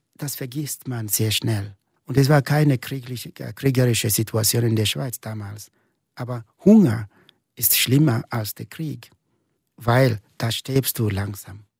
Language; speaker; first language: German; non-native, fluent; Igbo